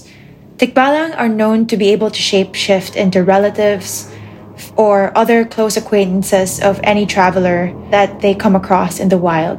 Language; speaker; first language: English; non-native, local second language; Filipino